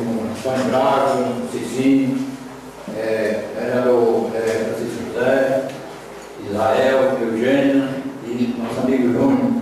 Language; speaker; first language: Portuguese; native; Portuguese